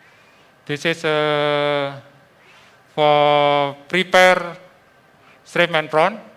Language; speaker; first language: English; non-native, fluent; Indonesian